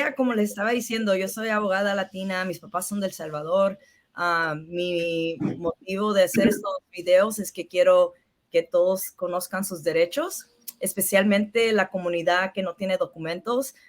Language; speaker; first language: Spanish; early bilingual, heritage; Spanish